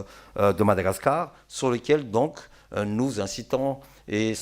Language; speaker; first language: French; non-native, local second language; Malagasy